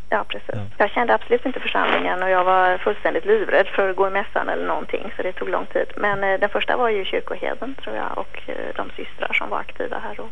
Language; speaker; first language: Swedish; native; Swedish